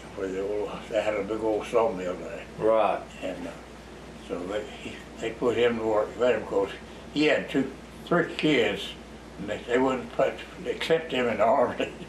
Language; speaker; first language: English; native; English